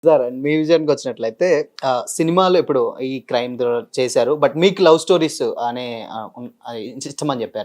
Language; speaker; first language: Telugu; native; Telugu